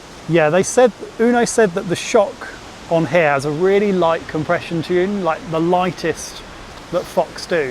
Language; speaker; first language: English; native; English